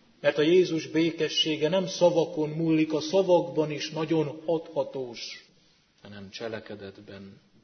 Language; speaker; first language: Hungarian; native; Hungarian